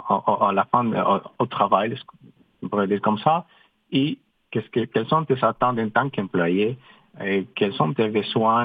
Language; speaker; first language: French; non-native, fluent; Spanish